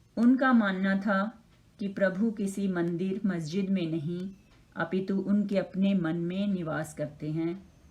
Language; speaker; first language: Hindi; native; Hindi